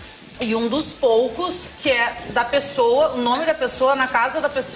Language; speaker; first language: Portuguese; native; Portuguese